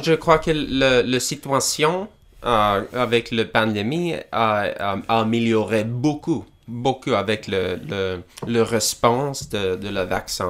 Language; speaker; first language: French; non-native, learner; English